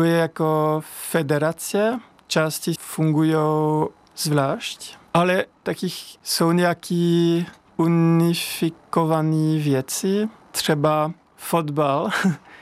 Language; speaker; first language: Czech; non-native, fluent; French